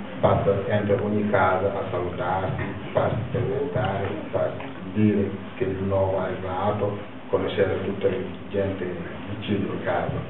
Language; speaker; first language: Italian; non-native, fluent; Wolof